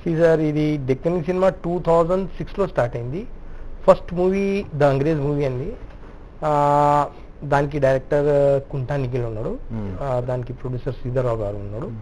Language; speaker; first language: Telugu; non-native, local second language; Urdu